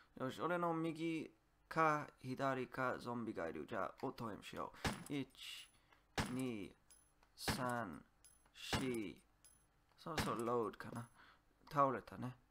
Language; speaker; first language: Japanese; non-native, learner; English